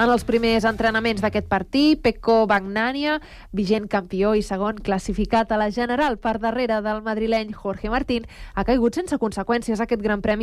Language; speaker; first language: Catalan; native; Catalan